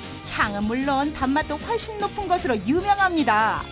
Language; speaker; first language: Korean; native; Korean